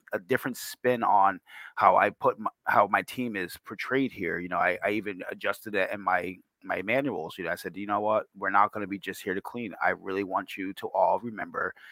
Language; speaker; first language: English; native; English